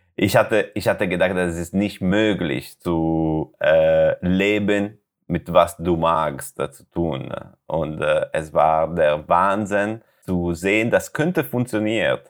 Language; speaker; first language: German; non-native, learner; Italian